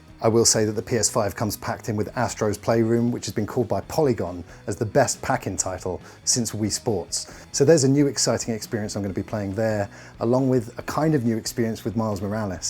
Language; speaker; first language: English; native; English